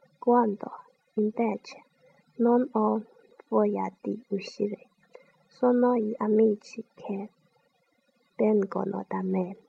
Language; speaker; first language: Italian; non-native, learner; Chinese